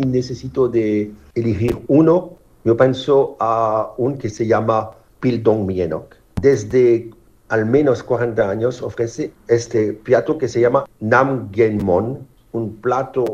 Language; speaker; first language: Spanish; non-native, learner; French